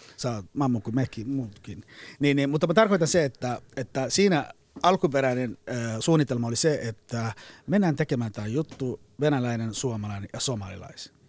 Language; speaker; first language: Finnish; non-native, fluent; Somali